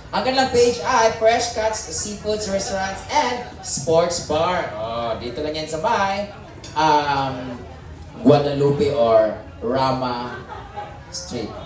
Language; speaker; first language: Filipino; non-native, local second language; Cebuano